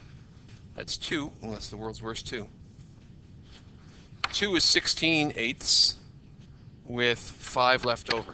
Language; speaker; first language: English; native; English